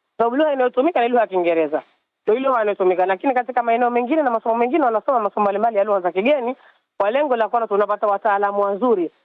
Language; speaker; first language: Swahili; native; Swahili